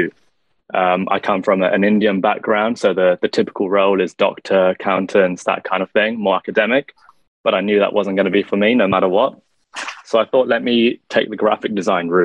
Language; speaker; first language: English; native; English